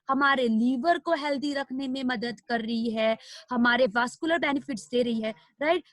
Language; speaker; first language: Hindi; non-native, local second language; Nepali